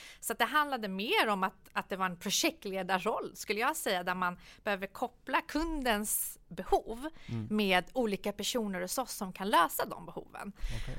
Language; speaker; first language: Swedish; early bilingual, other home language; Persian